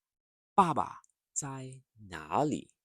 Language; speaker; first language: Chinese; non-native, fluent; English